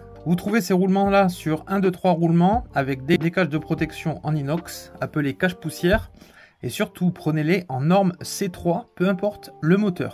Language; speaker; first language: French; native; French